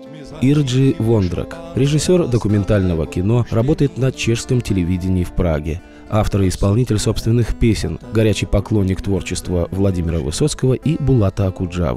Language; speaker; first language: Russian; native; Russian